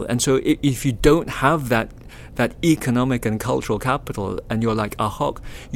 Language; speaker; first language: English; non-native, local second language; Chinese